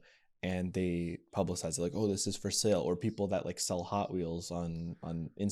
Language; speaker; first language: English; native; English